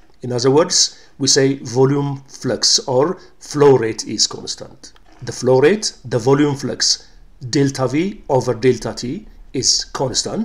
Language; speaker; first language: English; non-native, local second language; Amharic